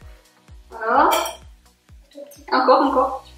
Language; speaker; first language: French; native; French